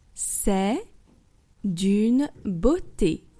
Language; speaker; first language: French; native; French